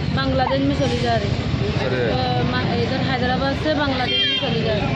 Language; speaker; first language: Hindi; non-native, learner; Rohingya